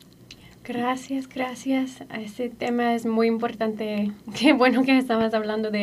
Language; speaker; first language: Spanish; non-native, fluent; English